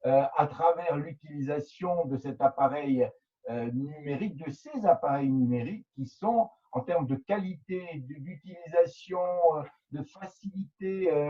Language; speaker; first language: French; native; French